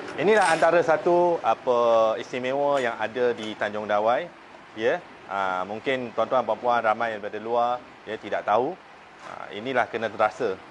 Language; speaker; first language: Malay; non-native, local second language; Min Nan Chinese